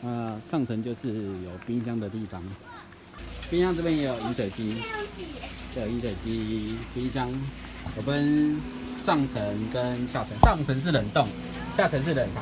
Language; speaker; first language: Chinese; native; Chinese